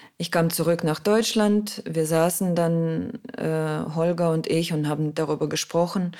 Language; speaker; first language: German; non-native, fluent; Russian